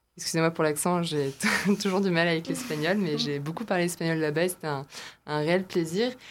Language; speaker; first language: French; native; French